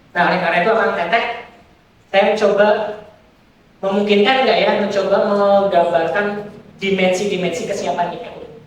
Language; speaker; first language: Indonesian; native; Indonesian